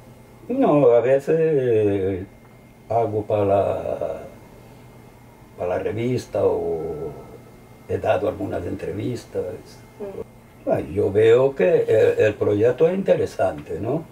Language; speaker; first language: Spanish; early bilingual, heritage; Spanish